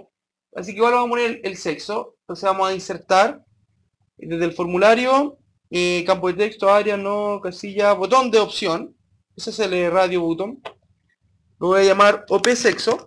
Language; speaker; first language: Spanish; native; Spanish